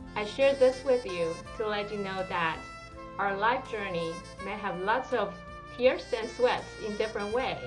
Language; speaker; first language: English; non-native, fluent; Chinese